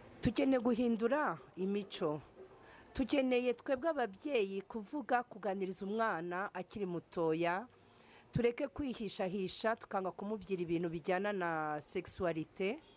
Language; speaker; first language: Kinyarwanda; early bilingual, heritage; Kinyarwanda